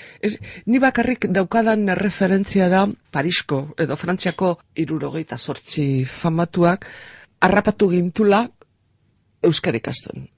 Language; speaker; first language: Basque; non-native, local second language; Spanish